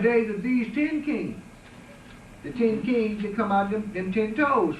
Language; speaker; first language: English; native; English